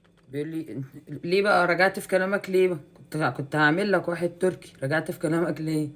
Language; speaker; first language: Arabic; native; Arabic